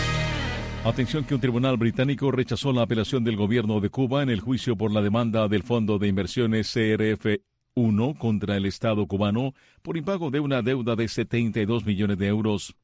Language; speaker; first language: Spanish; native; Spanish